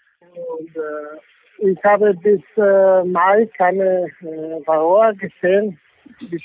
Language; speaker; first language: German; non-native, fluent; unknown